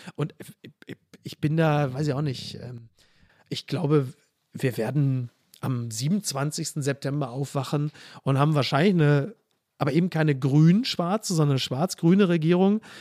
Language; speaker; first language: German; native; German